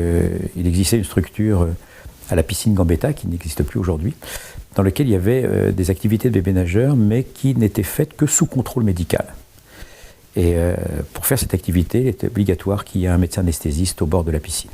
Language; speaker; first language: French; native; French